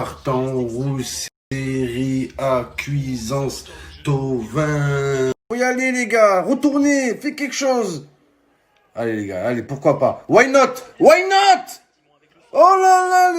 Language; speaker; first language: French; native; French